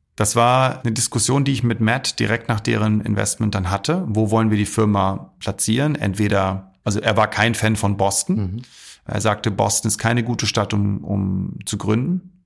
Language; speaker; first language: German; early bilingual, other home language; Arabic